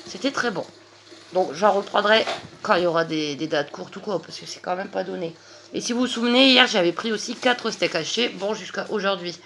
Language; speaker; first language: French; native; French